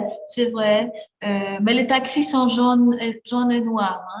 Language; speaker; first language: French; non-native, fluent; Spanish